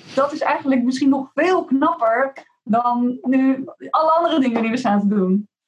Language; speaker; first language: Dutch; native; Dutch